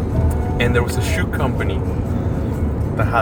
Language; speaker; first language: English; non-native, fluent; Spanish